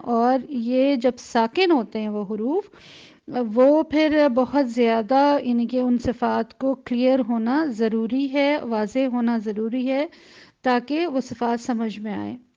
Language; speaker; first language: Urdu; native; Urdu